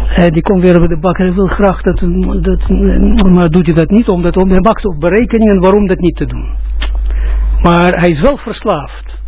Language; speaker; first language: Dutch; non-native, fluent; Russian